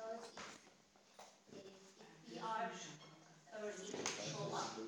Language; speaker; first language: English; non-native, learner; Turkish